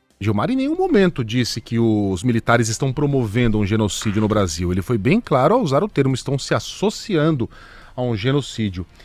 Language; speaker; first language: Portuguese; native; Portuguese